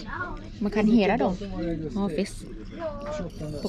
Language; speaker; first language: Swedish; non-native, learner; Thai